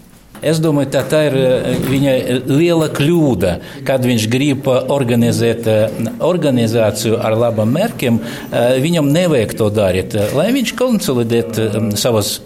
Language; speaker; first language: Latvian; non-native, local second language; Russian